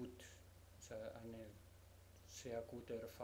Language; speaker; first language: German; non-native, learner; Spanish